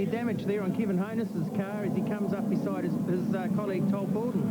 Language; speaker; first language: English; native; English